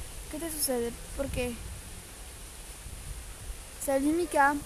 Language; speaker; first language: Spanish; non-native, fluent; Bulgarian